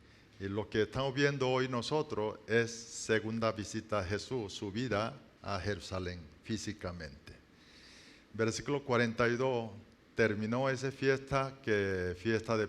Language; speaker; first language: Spanish; non-native, learner; Korean